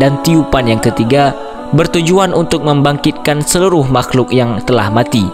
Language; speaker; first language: Indonesian; native; Indonesian